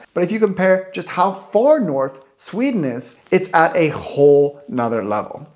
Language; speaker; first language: English; native; English